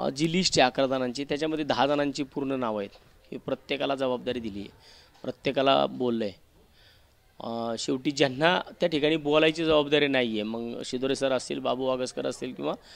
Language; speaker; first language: Marathi; native; Marathi